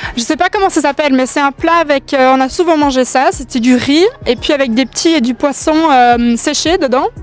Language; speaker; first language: French; early bilingual, other home language; German